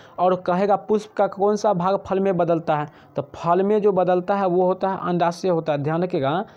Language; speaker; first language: Hindi; native; Hindi